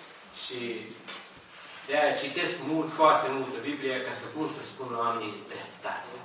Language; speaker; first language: Romanian; non-native, learner; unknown